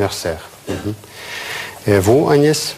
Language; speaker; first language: French; non-native, fluent; Russian